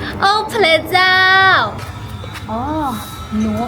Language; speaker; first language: Thai; non-native, learner; Chinese